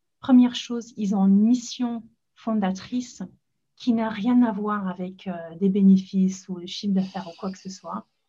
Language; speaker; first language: French; non-native, fluent; English